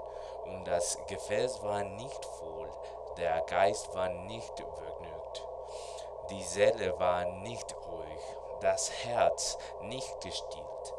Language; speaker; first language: German; non-native, learner; Spanish